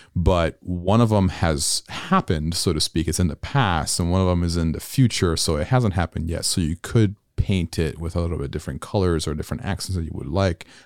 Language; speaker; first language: English; non-native, fluent; Italian